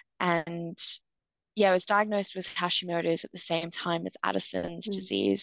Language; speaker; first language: English; native; English